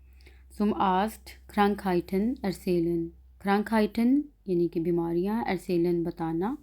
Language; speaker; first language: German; non-native, fluent; Urdu